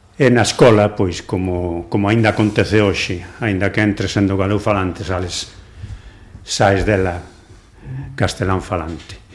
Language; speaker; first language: Galician; non-native, local second language; Spanish